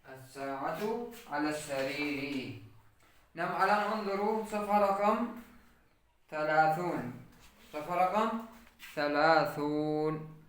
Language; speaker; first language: Arabic; non-native, fluent; Urdu